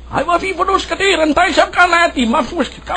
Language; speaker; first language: Arabic; non-native, learner; Urdu